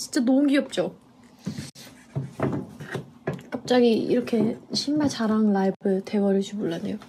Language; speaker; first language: Korean; non-native, fluent; English